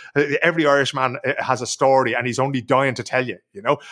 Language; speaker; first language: English; native; English